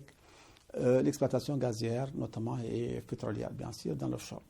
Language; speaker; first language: French; non-native, local second language; Arabic